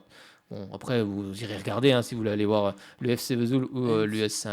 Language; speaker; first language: French; native; French